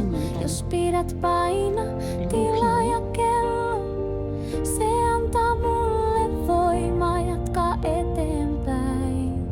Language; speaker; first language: Finnish; non-native, learner; Thai